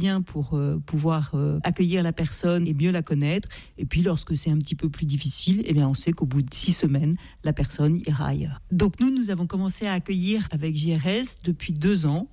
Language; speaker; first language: French; native; French